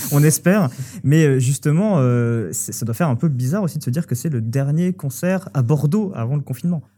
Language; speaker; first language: French; native; French